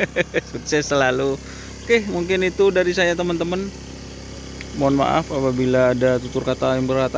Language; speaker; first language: Indonesian; non-native, local second language; Madurese